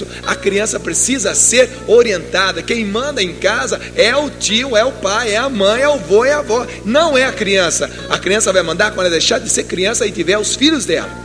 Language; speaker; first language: Portuguese; native; Portuguese